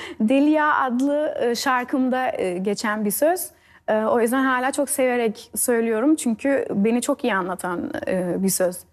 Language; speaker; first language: Turkish; early bilingual, heritage; Turkish